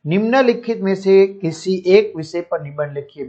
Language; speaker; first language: Hindi; non-native, local second language; Gujarati